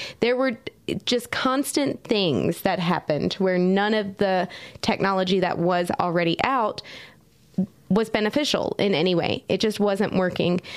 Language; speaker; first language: English; native; English